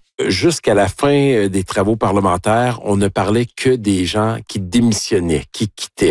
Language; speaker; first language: French; native; French